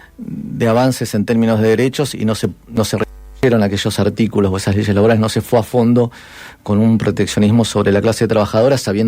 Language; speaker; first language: Spanish; native; Spanish